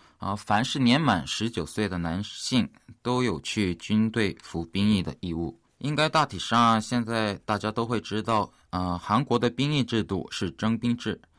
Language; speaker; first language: Chinese; early bilingual, other home language; Korean